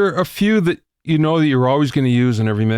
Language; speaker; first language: English; native; English